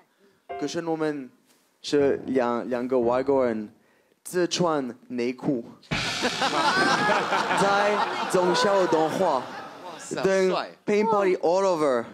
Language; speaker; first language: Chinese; non-native, fluent; French